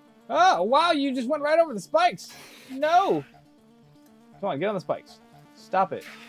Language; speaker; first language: English; early bilingual, other home language; Japanese